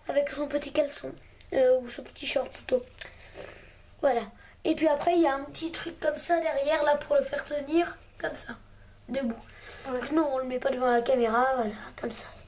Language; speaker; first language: French; native; French